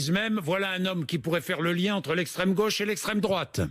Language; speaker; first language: French; native; French